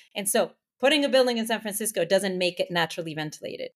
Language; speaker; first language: English; non-native, fluent; Spanish